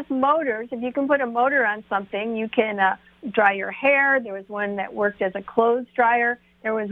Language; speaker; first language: English; native; English